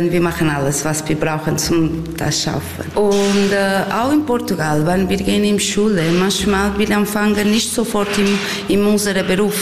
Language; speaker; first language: German; non-native, learner; Portuguese